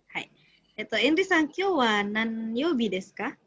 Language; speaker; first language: Japanese; non-native, fluent; Indonesian